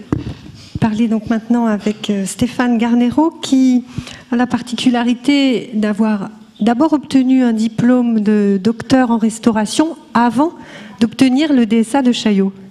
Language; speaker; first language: French; native; French